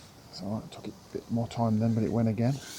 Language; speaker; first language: English; native; English